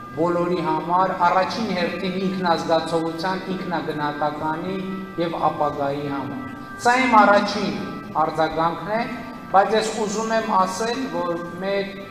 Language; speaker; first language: Armenian; native; Armenian